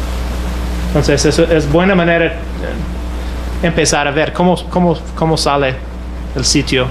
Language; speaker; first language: Spanish; non-native, fluent; English